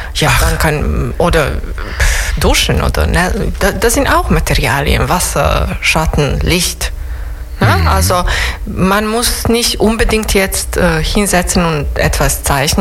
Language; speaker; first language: German; non-native, fluent; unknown